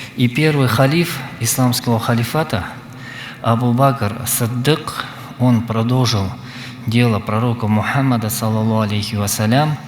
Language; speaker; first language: Russian; non-native, local second language; Kazakh